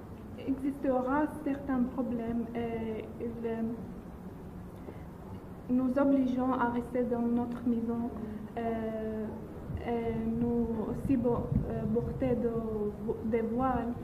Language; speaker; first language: French; non-native, learner; Arabic